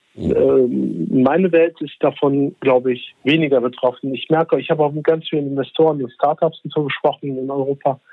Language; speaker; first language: German; early bilingual, other home language; Turkish